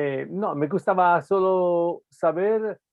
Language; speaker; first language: Spanish; non-native, fluent; Italian